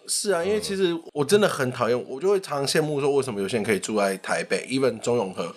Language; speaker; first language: Chinese; native; Chinese